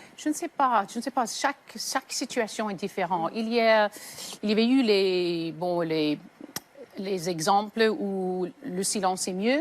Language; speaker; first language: French; native; French